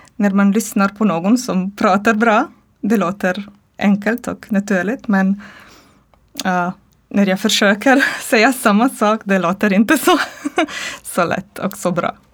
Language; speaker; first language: Swedish; non-native, learner; Croatian